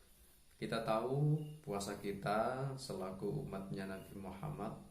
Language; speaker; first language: Indonesian; native; Indonesian